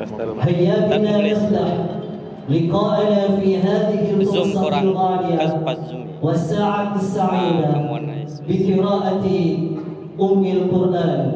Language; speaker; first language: Arabic; non-native, learner; Indonesian